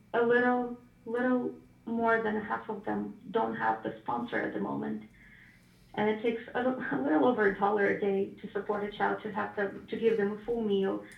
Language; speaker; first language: English; non-native, fluent; Ukrainian